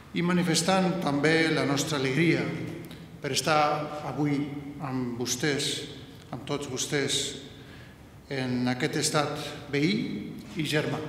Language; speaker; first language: Catalan; non-native, local second language; Spanish